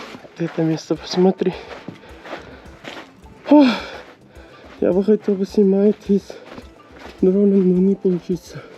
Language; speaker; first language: Russian; non-native, learner; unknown